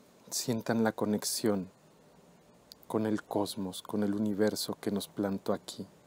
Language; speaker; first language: Spanish; native; Spanish